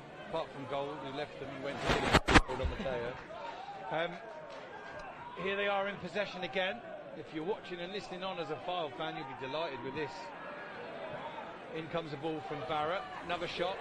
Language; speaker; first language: English; native; English